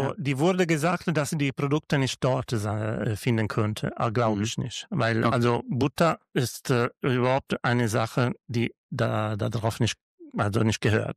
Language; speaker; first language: German; non-native, learner; Italian